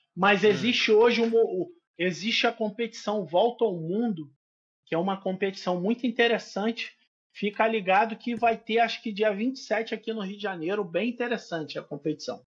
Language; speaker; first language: Portuguese; native; Portuguese